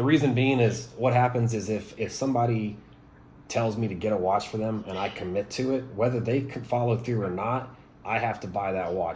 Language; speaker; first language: English; native; English